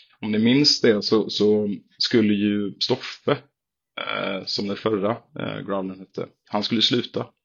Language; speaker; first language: Swedish; native; Swedish